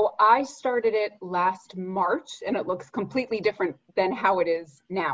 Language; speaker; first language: English; native; English